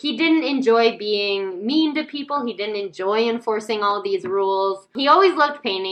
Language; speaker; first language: English; native; English